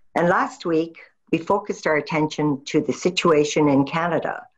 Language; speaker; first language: English; native; English